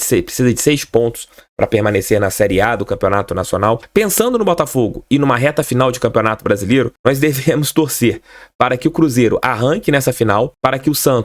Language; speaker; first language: Portuguese; native; Portuguese